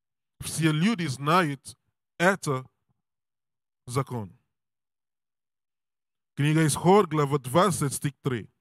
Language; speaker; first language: Russian; non-native, learner; English